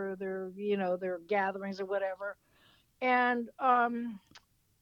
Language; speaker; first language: English; native; English